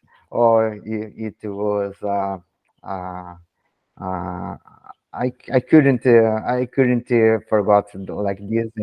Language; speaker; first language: English; non-native, learner; Portuguese